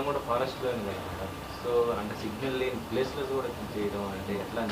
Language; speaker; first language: Telugu; native; Telugu